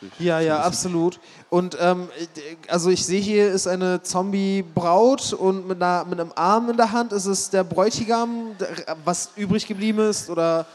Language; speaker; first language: German; native; German